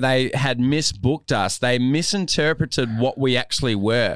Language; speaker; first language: English; native; English